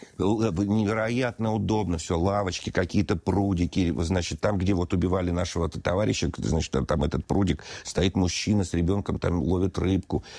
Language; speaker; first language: Russian; native; Russian